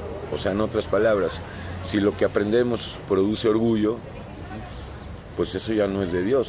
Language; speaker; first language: Spanish; native; Spanish